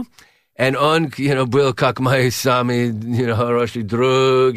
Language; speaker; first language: Russian; non-native, learner; English